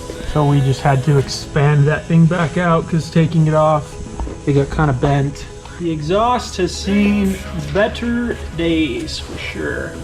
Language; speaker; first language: English; native; English